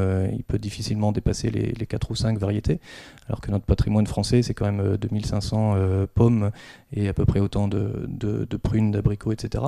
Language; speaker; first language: French; native; French